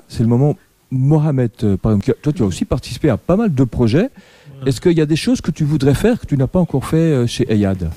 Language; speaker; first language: French; native; French